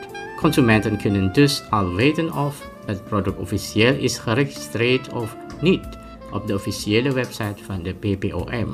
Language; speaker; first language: Dutch; non-native, fluent; Indonesian